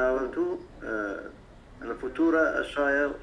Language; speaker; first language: Arabic; non-native, learner; Turkish